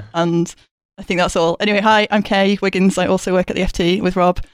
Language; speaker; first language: English; native; English